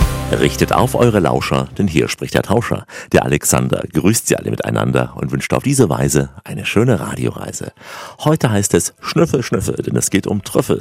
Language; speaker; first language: German; native; German